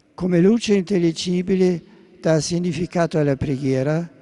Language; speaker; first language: Italian; non-native, fluent; German